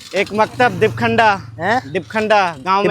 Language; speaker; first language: Hindi; non-native, local second language; Bangla